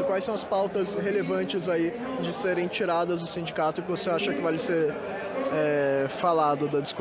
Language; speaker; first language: Portuguese; native; Portuguese